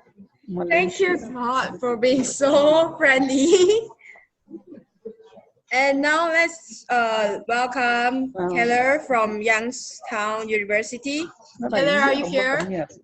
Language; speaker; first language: English; non-native, fluent; Chinese